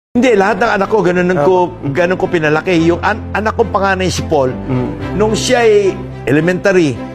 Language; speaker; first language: Filipino; native; Filipino